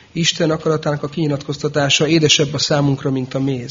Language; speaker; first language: Hungarian; native; Hungarian